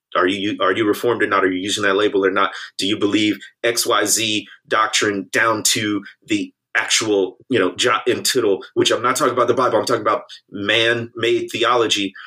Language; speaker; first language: English; native; English